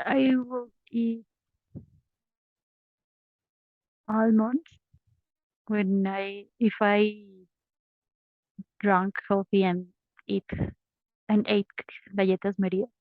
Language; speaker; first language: English; non-native, learner; Spanish